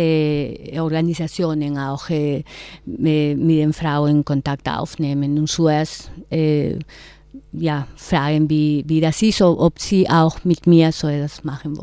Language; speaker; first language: German; non-native, fluent; Spanish